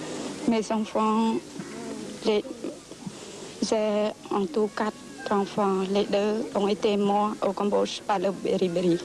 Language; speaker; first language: French; non-native, local second language; Khmer